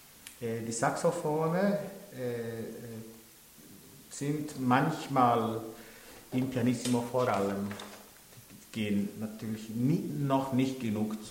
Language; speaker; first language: German; non-native, local second language; French